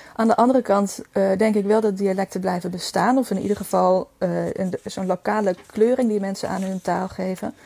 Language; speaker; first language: Dutch; native; Dutch